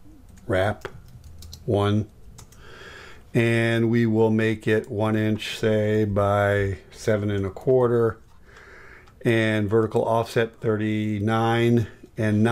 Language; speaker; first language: English; native; English